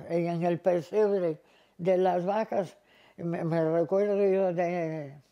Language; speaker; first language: Spanish; native; Spanish